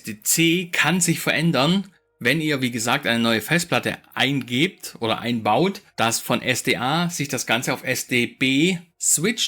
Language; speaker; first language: German; native; German